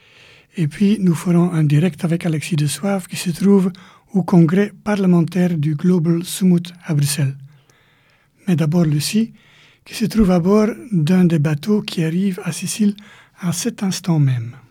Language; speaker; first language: French; native; French